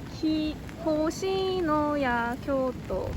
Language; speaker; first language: Japanese; non-native, fluent; Korean